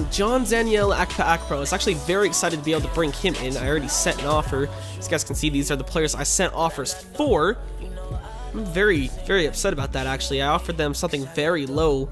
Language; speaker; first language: English; native; English